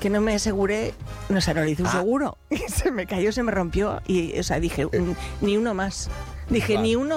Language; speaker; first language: Spanish; native; Spanish